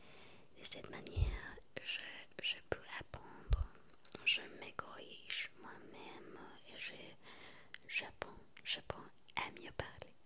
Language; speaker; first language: French; non-native, learner; Spanish